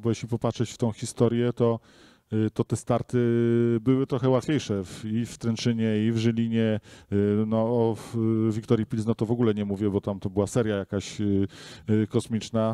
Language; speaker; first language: Polish; native; Polish